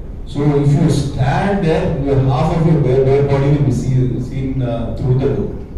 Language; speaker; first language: English; non-native, local second language; Telugu